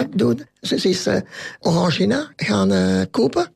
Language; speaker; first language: Dutch; non-native, local second language; French